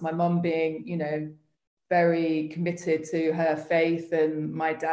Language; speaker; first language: English; native; English